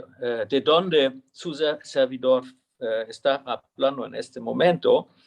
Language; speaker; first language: Spanish; non-native, fluent; German